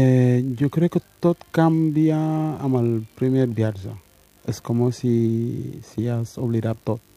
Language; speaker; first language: Catalan; early bilingual, other home language; Wolof